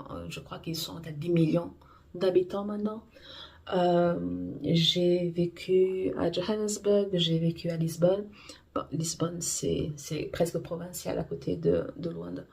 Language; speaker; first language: French; non-native, fluent; Portuguese